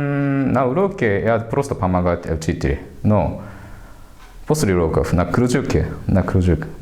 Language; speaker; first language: Russian; non-native, learner; Japanese